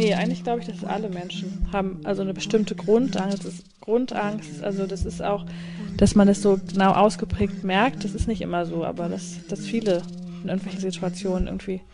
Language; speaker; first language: German; native; German